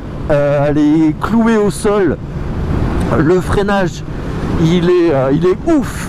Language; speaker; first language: French; native; French